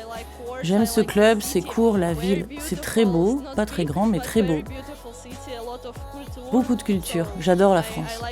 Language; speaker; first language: French; non-native, learner; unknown